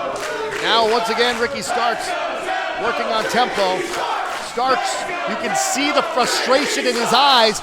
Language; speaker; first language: English; native; English